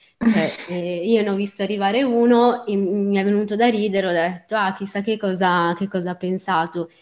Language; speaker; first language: Italian; native; Italian